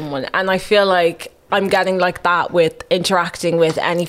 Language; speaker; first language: English; native; English